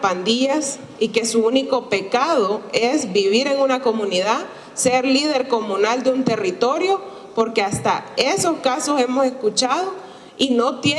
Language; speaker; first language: Spanish; native; Spanish